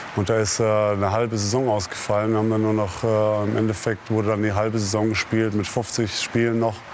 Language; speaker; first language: German; native; German